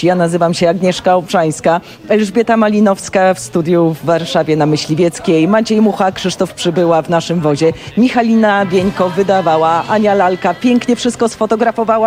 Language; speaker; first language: Polish; native; Polish